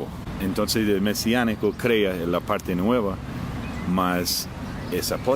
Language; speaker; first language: Spanish; non-native, fluent; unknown